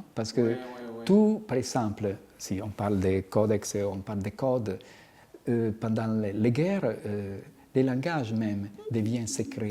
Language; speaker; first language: French; non-native, fluent; Italian